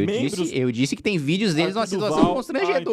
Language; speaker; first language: Portuguese; native; Portuguese